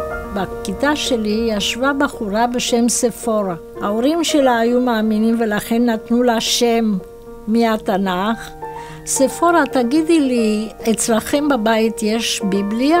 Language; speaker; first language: Hebrew; non-native, fluent; Romanian